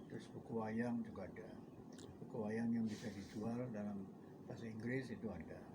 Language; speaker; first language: Indonesian; native; Indonesian